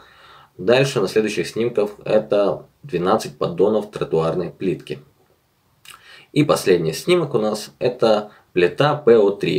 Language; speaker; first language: Russian; native; Russian